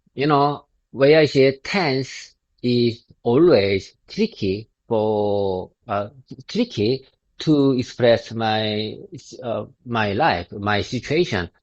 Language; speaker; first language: English; non-native, learner; Korean